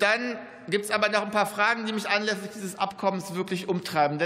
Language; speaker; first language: German; native; German